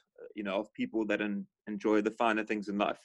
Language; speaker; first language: English; native; English